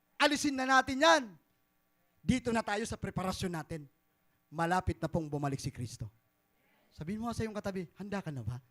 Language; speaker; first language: Filipino; non-native, local second language; Bikol